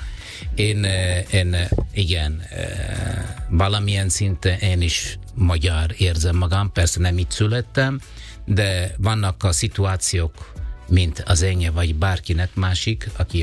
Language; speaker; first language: Hungarian; non-native, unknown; Italian